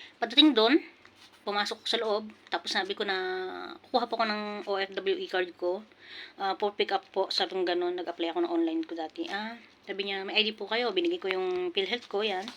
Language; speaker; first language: Filipino; non-native, local second language; Pampanga